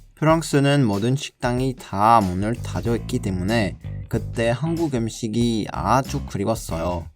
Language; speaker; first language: Korean; non-native, learner; French